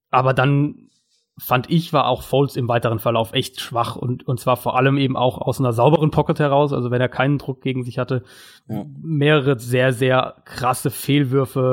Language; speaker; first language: German; native; German